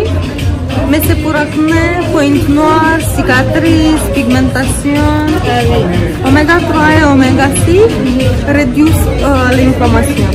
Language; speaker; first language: French; non-native, learner; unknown